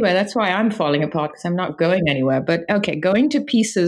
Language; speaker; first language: English; native; English